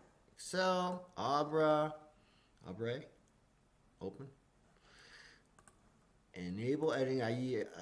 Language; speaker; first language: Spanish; non-native, learner; English